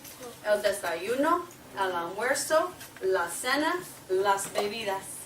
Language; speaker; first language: Spanish; non-native, fluent; English